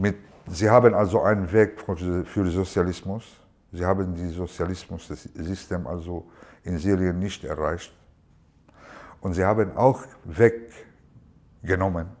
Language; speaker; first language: German; non-native, learner; Arabic